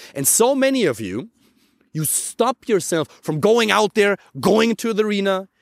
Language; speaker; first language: English; non-native, fluent; German